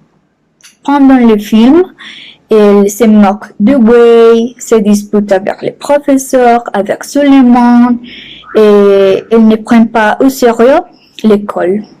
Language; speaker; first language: French; non-native, learner; Spanish